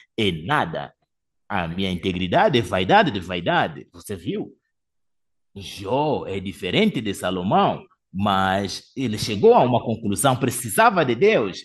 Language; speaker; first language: Portuguese; non-native, fluent; English